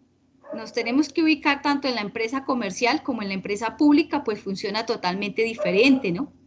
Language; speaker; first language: Spanish; native; Spanish